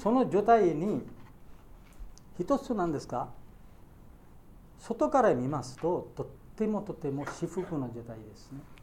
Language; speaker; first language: Japanese; non-native, learner; Bangla